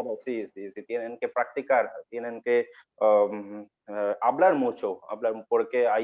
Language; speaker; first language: Spanish; non-native, learner; Bangla